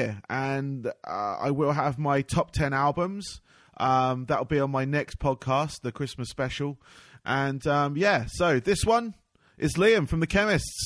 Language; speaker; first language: English; native; English